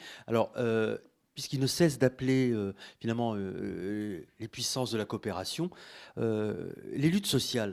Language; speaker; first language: French; native; French